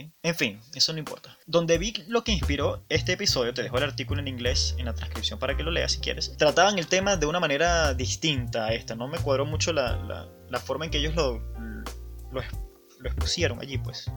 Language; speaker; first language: Spanish; native; Spanish